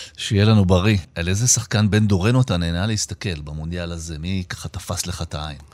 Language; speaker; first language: Hebrew; native; Hebrew